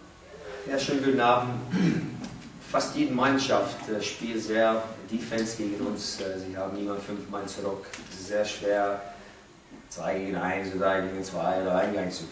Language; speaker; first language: German; non-native, fluent; English